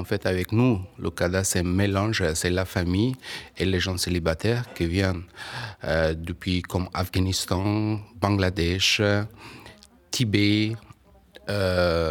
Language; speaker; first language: French; non-native, learner; Persian